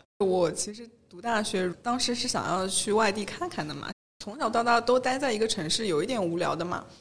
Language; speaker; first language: Chinese; native; Chinese